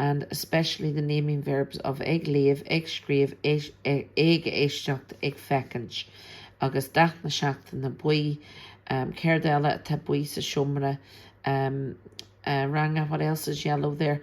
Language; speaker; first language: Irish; non-native, local second language; English